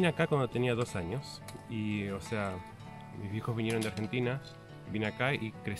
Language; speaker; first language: Spanish; early bilingual, heritage; Spanish